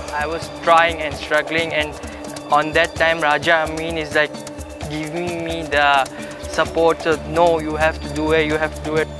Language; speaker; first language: English; non-native, local second language; Malay